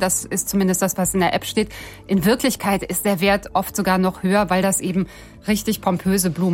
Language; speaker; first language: German; native; German